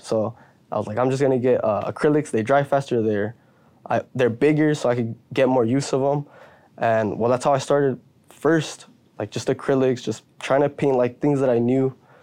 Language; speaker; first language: English; early bilingual, other home language; Spanish